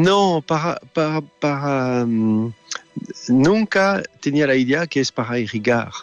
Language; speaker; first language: Spanish; non-native, fluent; French